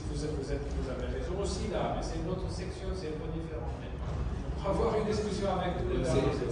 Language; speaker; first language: French; non-native, learner; Spanish